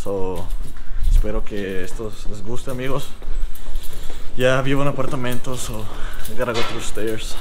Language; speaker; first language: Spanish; early bilingual, heritage; Spanish